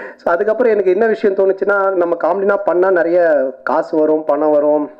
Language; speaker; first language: Tamil; native; Tamil